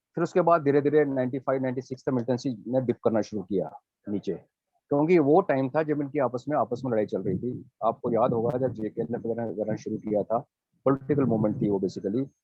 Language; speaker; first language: Hindi; non-native, local second language; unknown